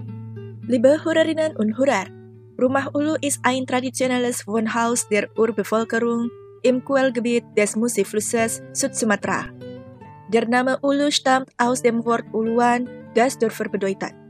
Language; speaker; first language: German; non-native, learner; Indonesian